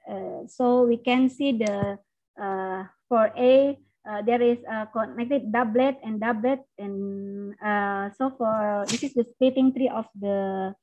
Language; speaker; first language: English; non-native, learner; Indonesian